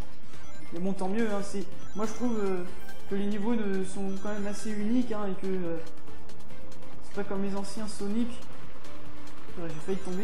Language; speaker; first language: French; native; French